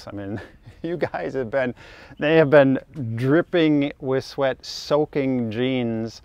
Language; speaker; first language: English; native; English